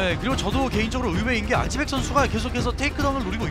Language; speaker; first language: Korean; native; Korean